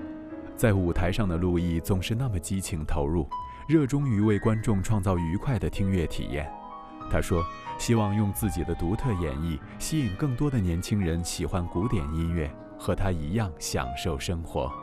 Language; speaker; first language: Chinese; native; Chinese